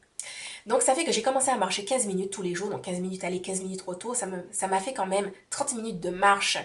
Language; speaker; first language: French; native; French